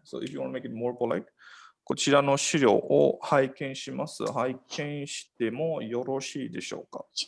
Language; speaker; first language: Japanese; non-native, fluent; Nepali